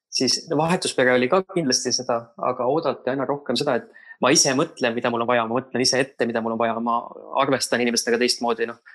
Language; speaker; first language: Estonian; native; Estonian